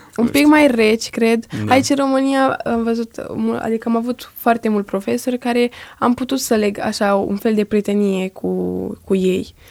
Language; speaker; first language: Romanian; early bilingual, heritage; Romanian